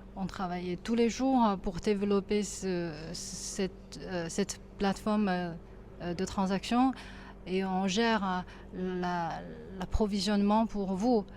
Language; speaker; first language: French; non-native, fluent; Chinese